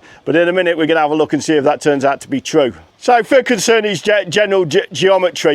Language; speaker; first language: English; native; English